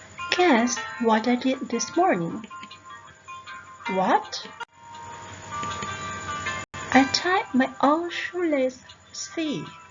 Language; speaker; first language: English; non-native, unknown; Thai